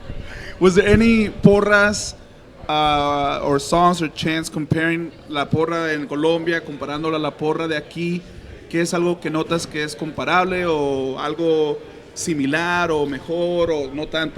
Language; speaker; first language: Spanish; early bilingual, heritage; Spanish